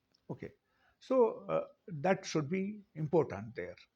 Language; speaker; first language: English; non-native, local second language; Telugu